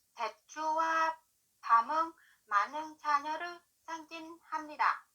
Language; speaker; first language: Korean; non-native, learner; Vietnamese